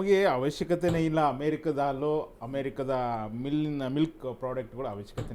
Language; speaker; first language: Kannada; native; Kannada